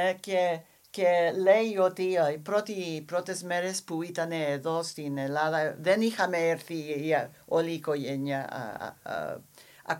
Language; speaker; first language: Greek; non-native, fluent; English